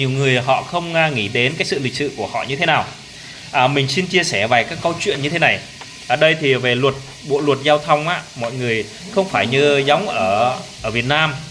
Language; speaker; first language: Vietnamese; non-native, local second language; Jarai